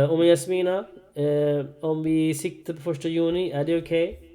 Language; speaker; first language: Swedish; non-native, learner; Urdu